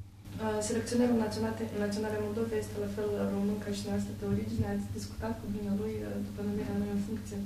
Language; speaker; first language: Romanian; native; Romanian